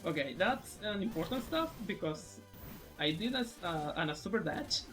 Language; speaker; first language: English; non-native, fluent; Spanish